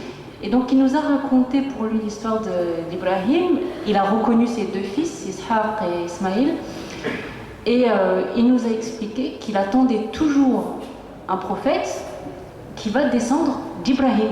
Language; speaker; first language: French; native; French